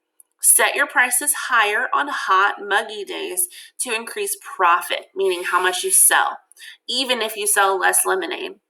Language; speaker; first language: English; native; English